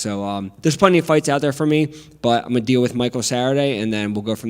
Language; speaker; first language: English; native; English